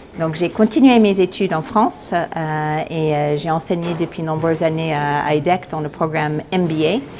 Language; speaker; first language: French; non-native, fluent; English